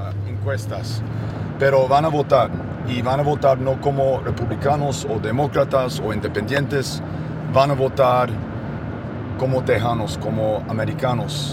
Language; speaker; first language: Spanish; non-native, fluent; English